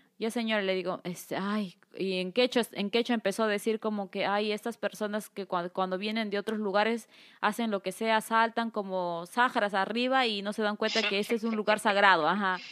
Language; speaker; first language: Spanish; native; Spanish